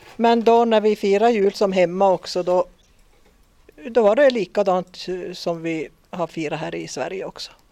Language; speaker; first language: Swedish; early bilingual, other home language; Finnish